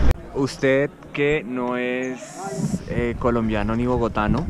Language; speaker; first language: Spanish; native; Spanish